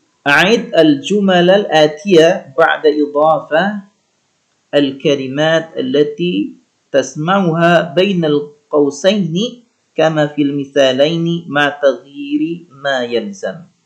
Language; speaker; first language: Arabic; non-native, fluent; Indonesian